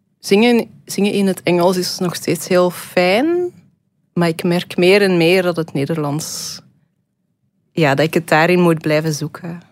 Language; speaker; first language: Dutch; native; Dutch